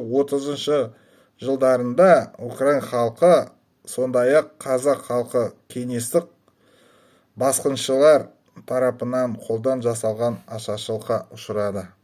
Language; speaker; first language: Kazakh; non-native, local second language; Russian